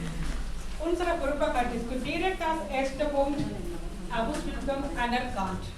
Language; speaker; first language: German; non-native, fluent; Tamil